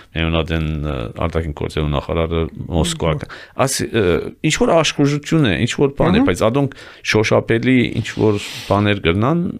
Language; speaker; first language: Armenian; early bilingual, heritage; Armenian